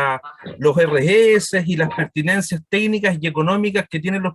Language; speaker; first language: Spanish; native; Spanish